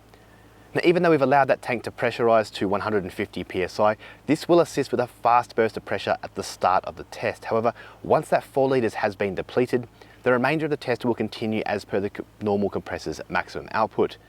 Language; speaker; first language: English; native; English